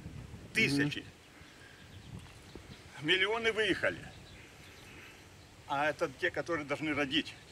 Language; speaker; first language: Russian; native; Russian